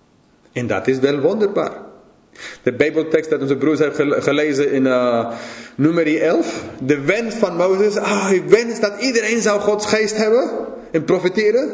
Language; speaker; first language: Dutch; non-native, fluent; English